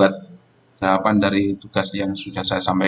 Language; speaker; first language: Indonesian; non-native, local second language; Javanese